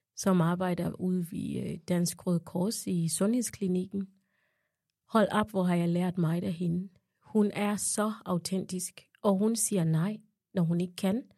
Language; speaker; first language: Danish; non-native, fluent; Ganda